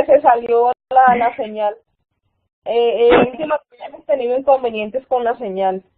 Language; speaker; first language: Spanish; native; Spanish